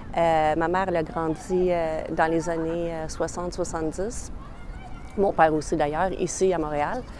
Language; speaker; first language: French; native; French